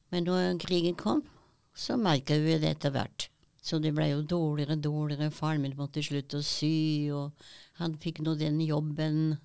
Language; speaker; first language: Norwegian; early bilingual, other home language; German